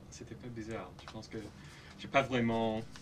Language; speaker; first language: French; non-native, local second language; English